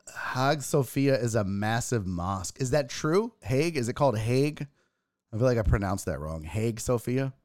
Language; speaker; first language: English; early bilingual, other home language; German